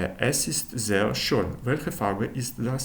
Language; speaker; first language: German; non-native, fluent; Ukrainian